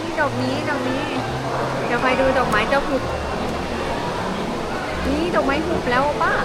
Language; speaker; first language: Thai; native; Thai